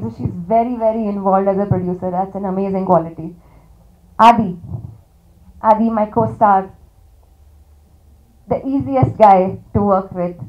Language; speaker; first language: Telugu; non-native, learner; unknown